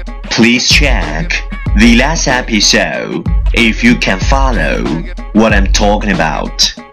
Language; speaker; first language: English; non-native, fluent; Chinese